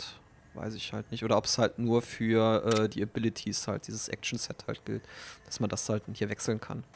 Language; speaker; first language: German; native; German